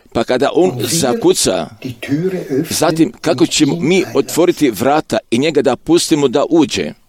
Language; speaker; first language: Croatian; non-native, local second language; Romany